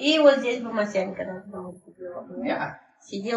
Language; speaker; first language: Russian; native; Russian